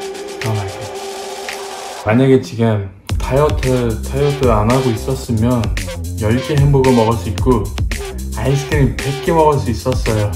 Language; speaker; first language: Korean; non-native, learner; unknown